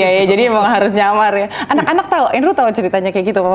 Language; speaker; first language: Indonesian; native; Indonesian